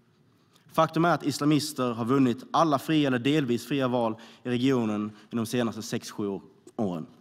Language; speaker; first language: Swedish; native; Swedish